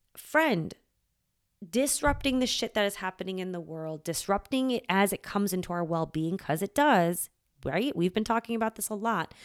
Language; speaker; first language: English; native; English